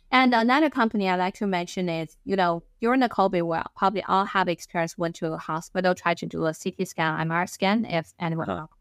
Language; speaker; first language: English; non-native, fluent; Chinese